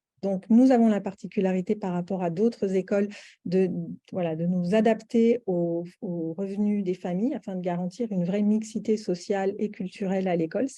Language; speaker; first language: French; native; French